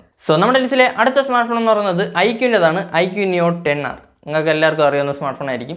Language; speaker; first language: Malayalam; native; Malayalam